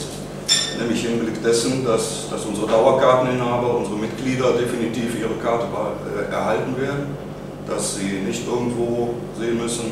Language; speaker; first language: German; native; German